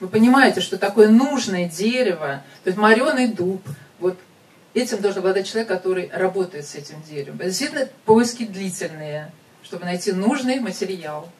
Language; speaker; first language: Russian; native; Russian